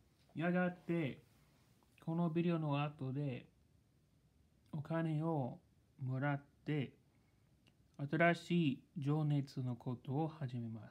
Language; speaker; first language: Japanese; non-native, learner; English